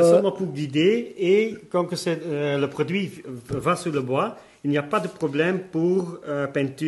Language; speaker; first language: French; non-native, local second language; Dutch